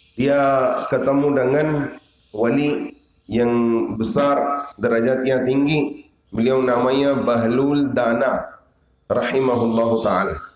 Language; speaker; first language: Indonesian; non-native, learner; Urdu